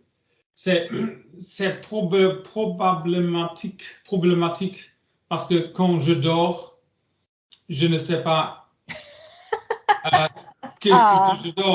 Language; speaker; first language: French; non-native, learner; English